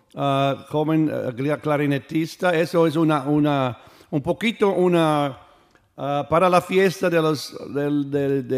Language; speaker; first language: Spanish; non-native, learner; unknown